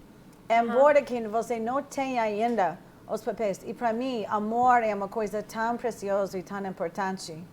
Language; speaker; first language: Portuguese; non-native, fluent; English